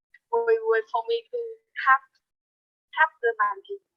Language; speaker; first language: English; non-native, learner; Vietnamese